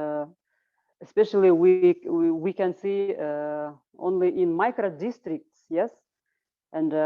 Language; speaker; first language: English; non-native, learner; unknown